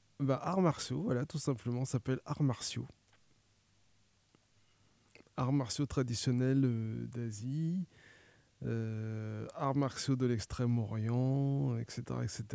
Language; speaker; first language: French; native; French